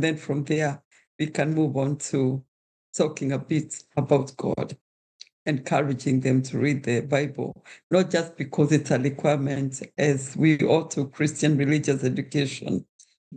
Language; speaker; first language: English; non-native, local second language; Kikuyu